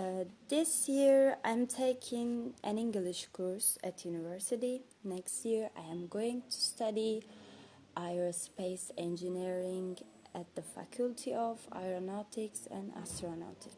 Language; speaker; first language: English; non-native, fluent; Turkish